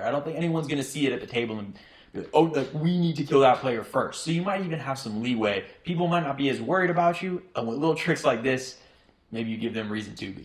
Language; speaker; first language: English; native; English